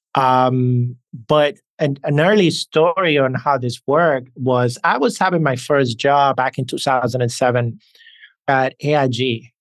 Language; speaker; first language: English; early bilingual, other home language; Spanish